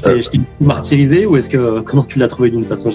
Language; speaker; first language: French; native; French